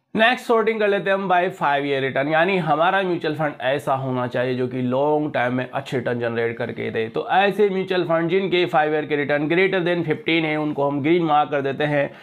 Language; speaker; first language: Hindi; native; Hindi